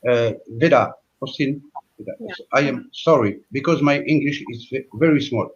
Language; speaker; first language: English; non-native, learner; French